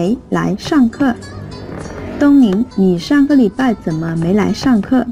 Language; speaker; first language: Chinese; non-native, fluent; Vietnamese